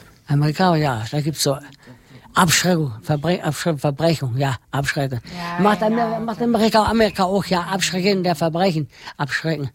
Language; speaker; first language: German; non-native, learner; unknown